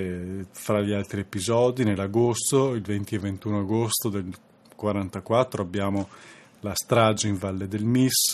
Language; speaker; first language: Italian; native; Italian